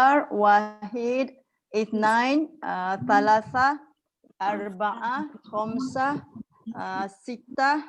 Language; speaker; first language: Arabic; non-native, learner; Malay